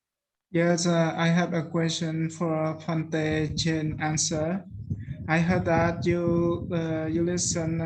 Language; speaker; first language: English; non-native, learner; Khmer